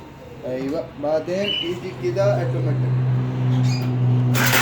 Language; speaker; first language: Arabic; non-native, learner; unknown